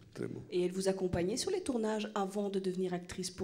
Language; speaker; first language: French; native; French